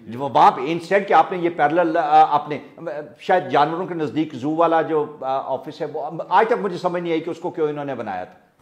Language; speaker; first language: Urdu; native; Urdu